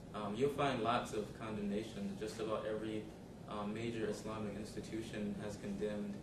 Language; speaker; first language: English; native; English